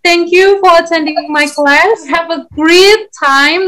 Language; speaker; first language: English; non-native, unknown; Indonesian